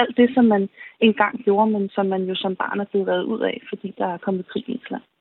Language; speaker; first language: Danish; native; Danish